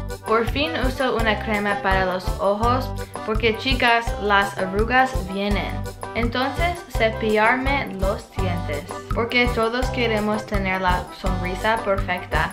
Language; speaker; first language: Spanish; non-native, learner; English